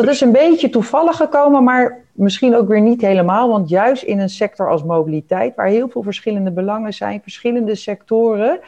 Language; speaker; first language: Dutch; native; Dutch